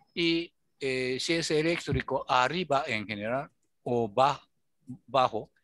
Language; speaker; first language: Spanish; non-native, fluent; Japanese